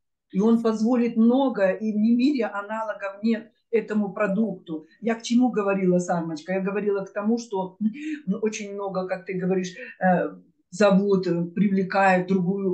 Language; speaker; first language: Russian; native; Russian